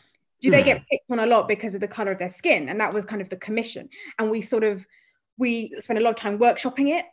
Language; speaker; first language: English; native; English